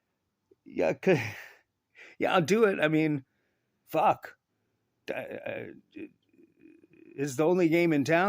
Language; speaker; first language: English; native; English